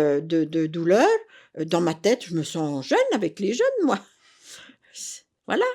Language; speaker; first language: French; native; French